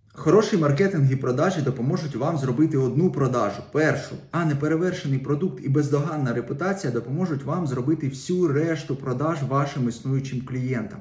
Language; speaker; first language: Ukrainian; native; Ukrainian